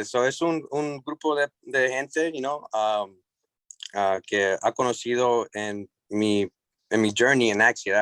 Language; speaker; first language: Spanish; early bilingual, heritage; English